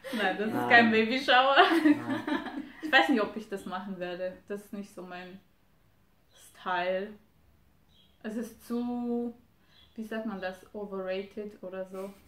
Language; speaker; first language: German; non-native, fluent; Romanian